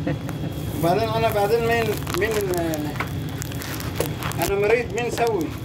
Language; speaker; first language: Arabic; non-native, learner; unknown